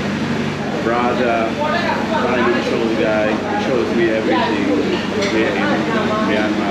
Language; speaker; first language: English; non-native, learner; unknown